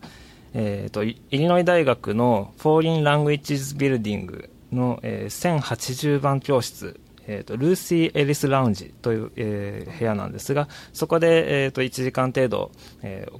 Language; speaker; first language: Japanese; native; Japanese